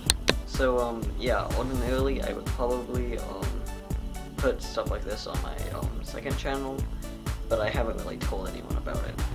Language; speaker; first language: English; native; English